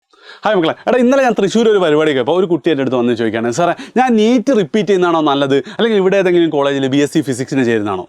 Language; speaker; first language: Malayalam; native; Malayalam